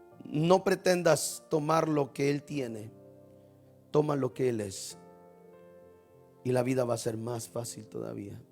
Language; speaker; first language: Spanish; native; Spanish